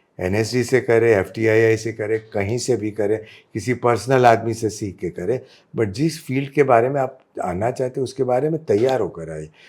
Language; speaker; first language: Hindi; non-native, local second language; Gujarati